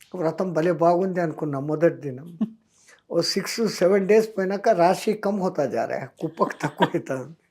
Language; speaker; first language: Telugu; non-native, local second language; Hindi